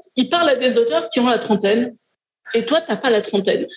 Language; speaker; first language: French; native; French